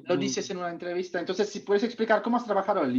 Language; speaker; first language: Spanish; non-native, fluent; Czech